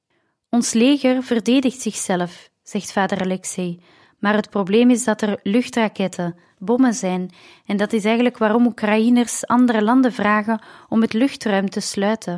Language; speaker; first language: Dutch; native; Dutch